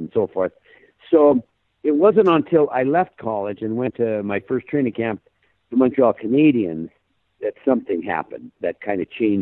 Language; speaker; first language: English; native; English